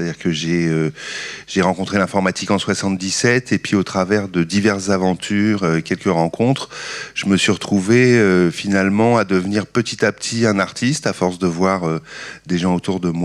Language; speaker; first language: French; native; French